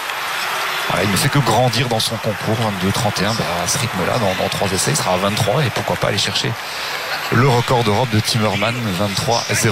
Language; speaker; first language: French; native; French